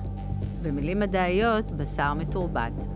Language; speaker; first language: Hebrew; native; Hebrew